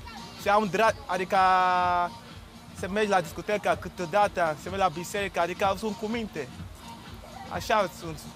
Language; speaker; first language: Romanian; non-native, learner; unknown